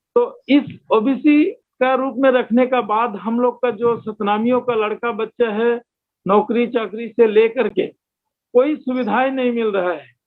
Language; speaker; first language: Hindi; non-native, local second language; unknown